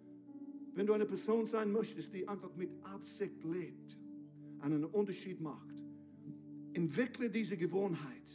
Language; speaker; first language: German; non-native, fluent; English